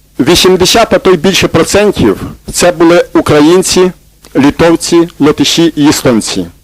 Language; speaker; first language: Ukrainian; native; Ukrainian